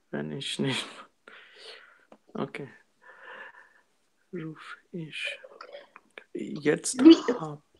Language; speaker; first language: German; non-native, learner; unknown